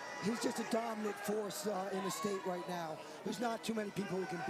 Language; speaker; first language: English; native; English